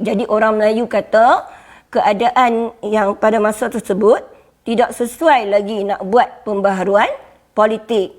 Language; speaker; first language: Malay; native; Malay